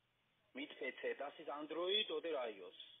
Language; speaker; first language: German; non-native, learner; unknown